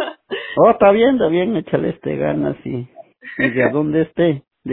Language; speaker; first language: Spanish; native; Spanish